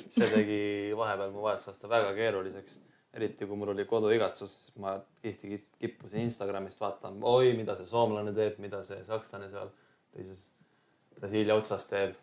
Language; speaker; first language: Estonian; non-native, fluent; German